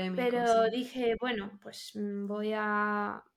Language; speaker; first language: Spanish; non-native, fluent; English